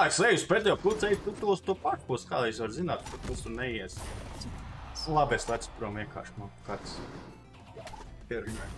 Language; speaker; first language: Latvian; native; Latvian